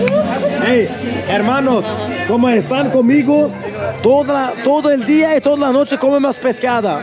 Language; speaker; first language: Spanish; non-native, learner; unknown